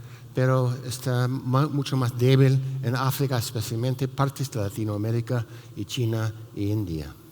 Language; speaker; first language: Spanish; non-native, fluent; English